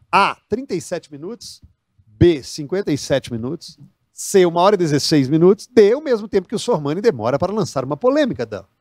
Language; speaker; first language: Portuguese; native; Portuguese